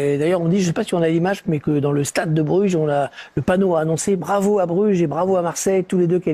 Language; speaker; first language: French; native; French